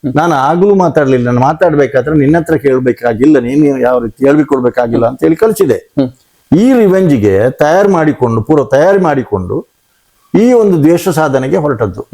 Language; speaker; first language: Kannada; non-native, local second language; Tulu